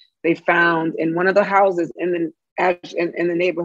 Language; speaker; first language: English; native; English